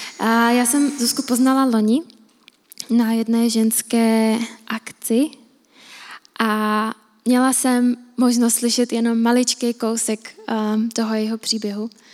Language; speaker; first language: Czech; native; Czech